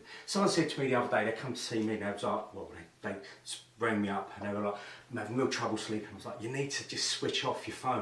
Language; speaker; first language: English; native; English